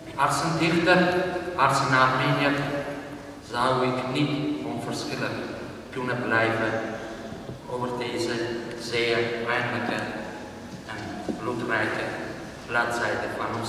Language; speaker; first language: Dutch; non-native, fluent; Armenian